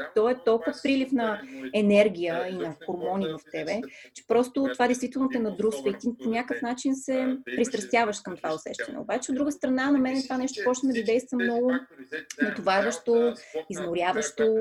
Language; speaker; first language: Bulgarian; native; Bulgarian